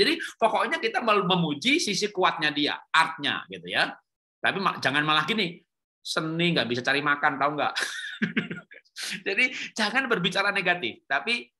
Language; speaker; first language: Indonesian; native; Indonesian